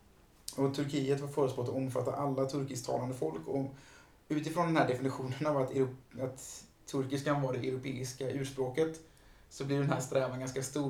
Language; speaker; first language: Swedish; native; Swedish